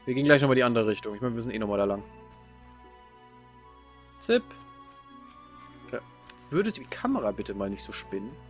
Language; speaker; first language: German; native; German